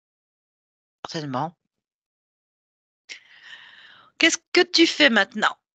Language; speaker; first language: French; native; French